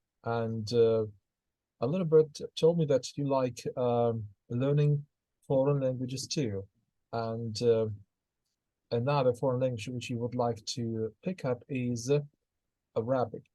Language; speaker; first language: English; non-native, fluent; Russian